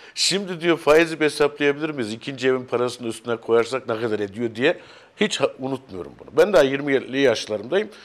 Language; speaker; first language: Turkish; native; Turkish